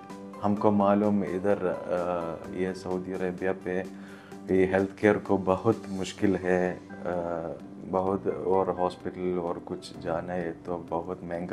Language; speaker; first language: Hindi; non-native, learner; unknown